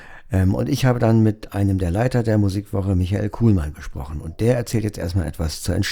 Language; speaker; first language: German; native; German